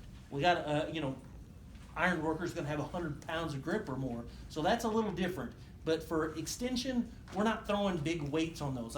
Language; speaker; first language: English; native; English